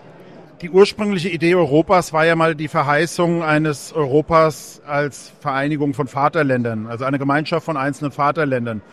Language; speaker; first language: German; native; German